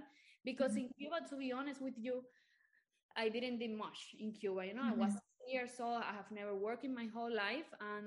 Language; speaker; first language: English; non-native, fluent; Spanish